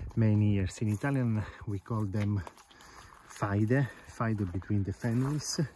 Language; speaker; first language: English; non-native, fluent; Italian